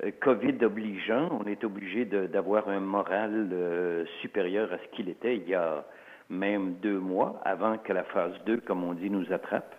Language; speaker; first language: French; early bilingual, other home language; Swiss German